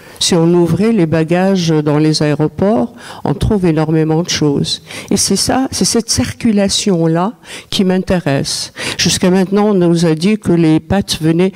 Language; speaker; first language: French; non-native, local second language; Arabic